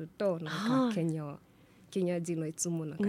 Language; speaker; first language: Japanese; non-native, learner; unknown